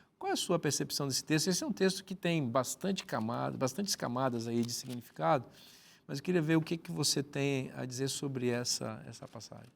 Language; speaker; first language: Portuguese; native; Portuguese